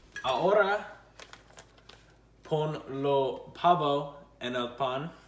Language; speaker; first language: Spanish; non-native, learner; English